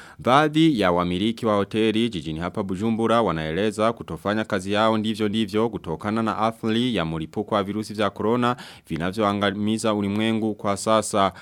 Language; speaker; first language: Swahili; non-native, local second language; Rundi